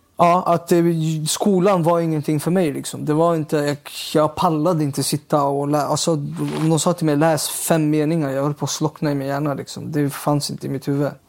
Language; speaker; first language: Swedish; early bilingual, other home language; Uyghur